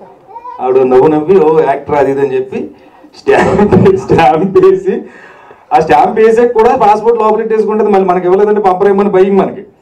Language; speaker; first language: Telugu; native; Telugu